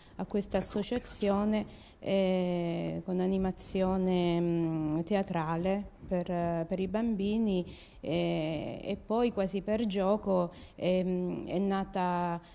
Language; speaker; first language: Italian; native; Italian